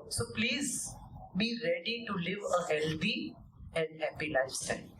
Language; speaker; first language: English; non-native, local second language; Gujarati